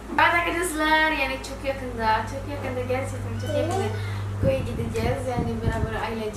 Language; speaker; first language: Turkish; non-native, learner; Indonesian